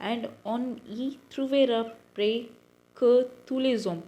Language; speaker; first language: French; non-native, learner; Tamil